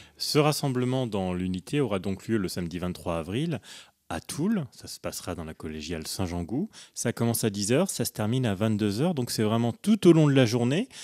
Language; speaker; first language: French; native; French